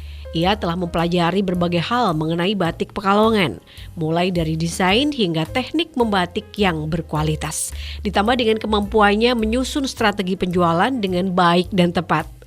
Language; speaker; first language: Indonesian; native; Indonesian